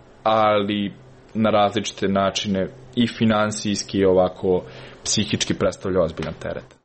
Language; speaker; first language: Serbian; native; Serbian